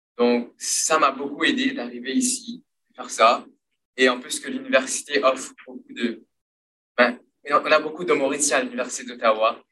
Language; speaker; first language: French; non-native, local second language; Morisyen